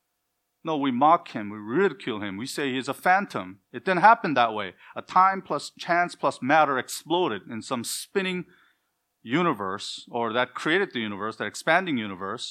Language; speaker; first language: English; native; English